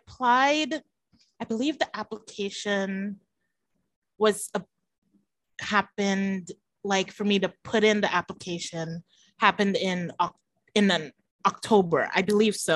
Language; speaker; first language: English; native; English